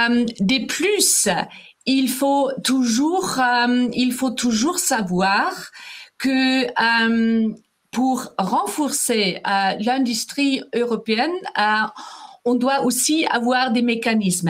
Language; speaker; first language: French; non-native, fluent; German